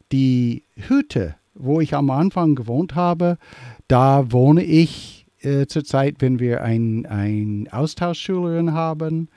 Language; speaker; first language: German; early bilingual, heritage; English